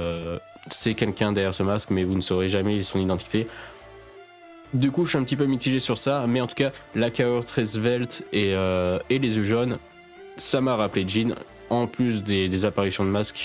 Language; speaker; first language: French; native; French